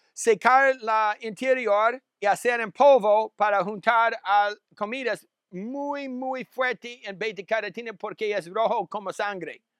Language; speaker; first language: Spanish; non-native, learner; English